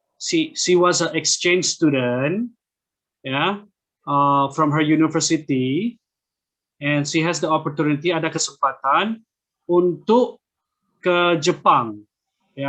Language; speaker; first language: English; non-native, fluent; Indonesian